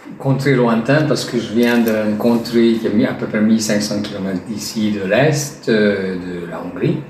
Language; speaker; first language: French; non-native, fluent; Hungarian